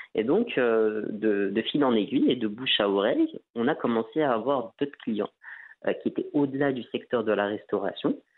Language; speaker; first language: French; non-native, local second language; Arabic